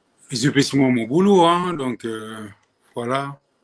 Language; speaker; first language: French; non-native, local second language; Lingala